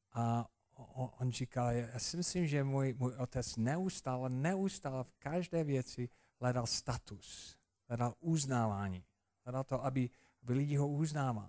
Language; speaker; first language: Czech; non-native, fluent; English